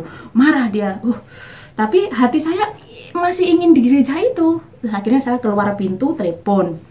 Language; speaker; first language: Indonesian; non-native, local second language; Javanese